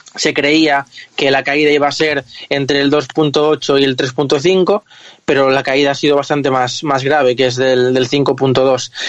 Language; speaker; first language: Spanish; native; Spanish